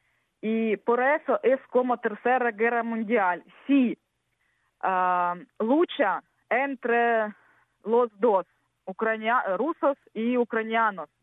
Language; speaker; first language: Spanish; non-native, learner; Ukrainian